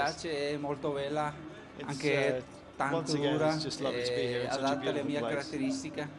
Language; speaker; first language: Italian; non-native, fluent; Spanish